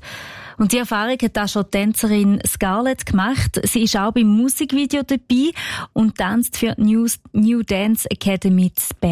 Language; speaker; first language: German; native; German